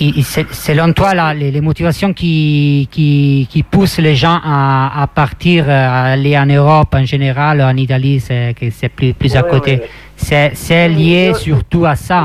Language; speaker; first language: French; non-native, fluent; Italian